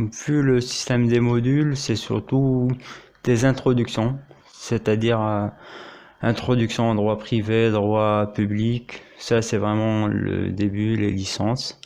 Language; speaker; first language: French; non-native, local second language; Arabic